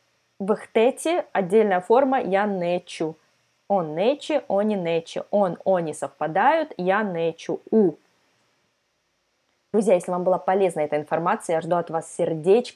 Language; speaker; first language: Russian; non-native, fluent; Serbian